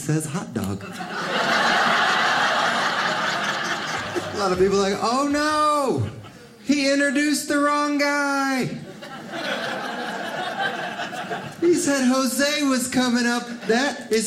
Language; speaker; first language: English; early bilingual, other home language; Spanish